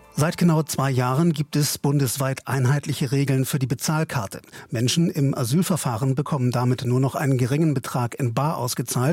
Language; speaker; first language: German; native; German